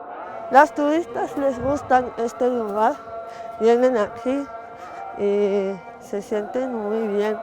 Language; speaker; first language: Spanish; non-native, learner; Arabic